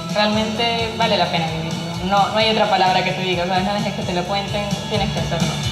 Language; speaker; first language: Spanish; native; Spanish